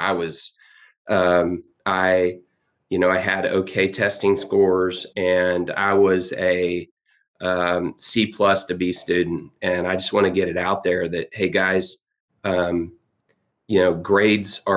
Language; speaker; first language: English; native; English